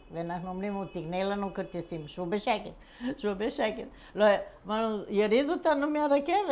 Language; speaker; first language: Hebrew; non-native, fluent; Bulgarian